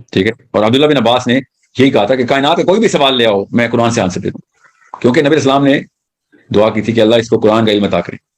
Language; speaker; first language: Urdu; native; Urdu